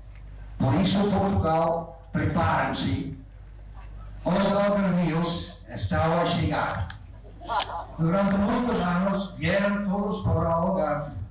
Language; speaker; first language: Portuguese; non-native, fluent; Dutch